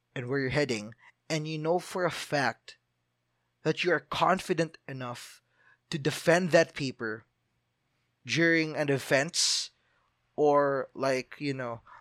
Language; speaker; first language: English; non-native, local second language; Filipino